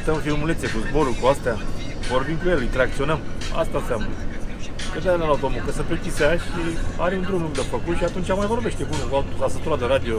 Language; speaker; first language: Romanian; native; Romanian